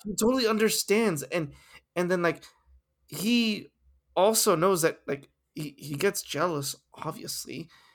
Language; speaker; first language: English; early bilingual, other home language; Spanish